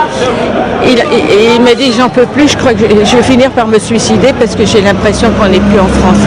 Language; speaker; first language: French; native; French